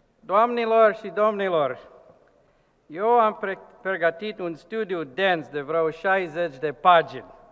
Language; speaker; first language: Romanian; non-native, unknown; English